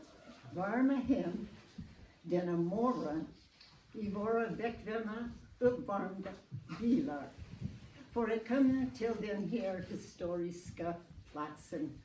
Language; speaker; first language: Swedish; non-native, learner; English